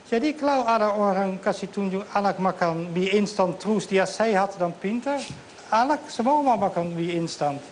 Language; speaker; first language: Indonesian; non-native, fluent; Dutch